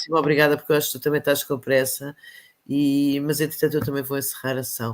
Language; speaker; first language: Portuguese; native; Portuguese